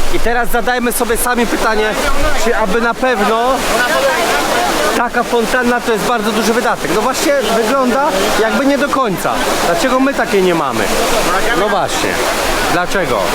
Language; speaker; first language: Polish; native; Polish